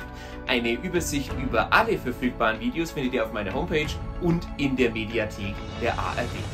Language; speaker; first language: German; native; German